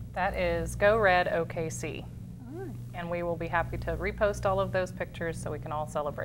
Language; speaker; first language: English; native; English